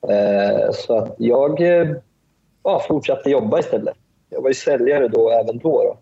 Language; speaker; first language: Swedish; early bilingual, other home language; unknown